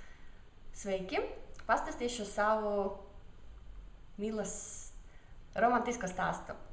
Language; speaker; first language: Latvian; non-native, local second language; Russian